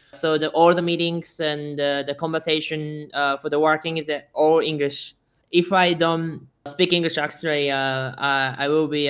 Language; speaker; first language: English; non-native, fluent; Japanese